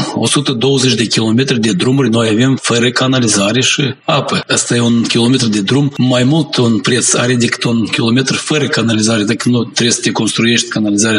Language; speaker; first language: Romanian; non-native, local second language; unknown